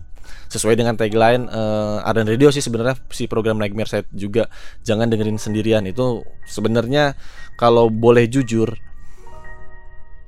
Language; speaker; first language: Indonesian; native; Indonesian